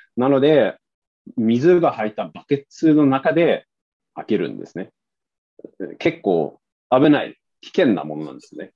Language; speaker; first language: Japanese; non-native, fluent; Swedish